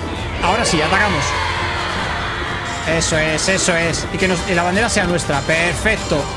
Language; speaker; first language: Spanish; native; Spanish